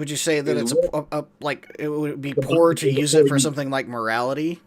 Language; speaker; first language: English; native; English